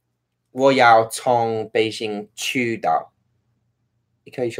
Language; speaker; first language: Chinese; non-native, learner; English